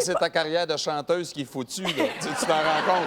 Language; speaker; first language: French; native; French